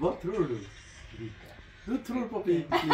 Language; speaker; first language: Swedish; non-native, fluent; Bangla